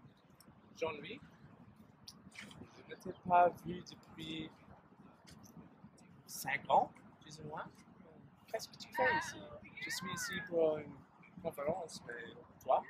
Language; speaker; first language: French; non-native, learner; English